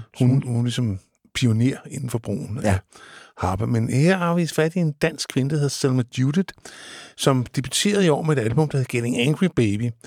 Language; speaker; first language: Danish; native; Danish